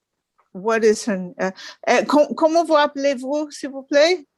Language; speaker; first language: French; non-native, fluent; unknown